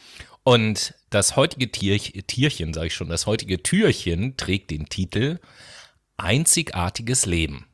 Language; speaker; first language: German; native; German